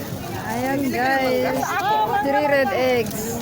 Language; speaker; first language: Filipino; non-native, local second language; Cebuano